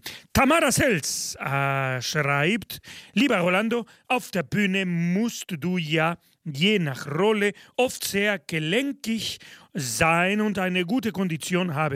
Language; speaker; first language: German; non-native, fluent; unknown